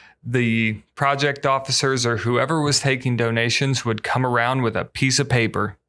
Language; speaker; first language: English; native; English